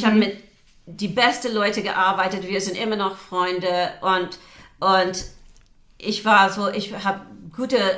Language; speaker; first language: German; non-native, fluent; English